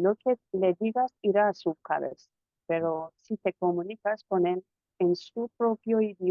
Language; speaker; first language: Spanish; non-native, fluent; Persian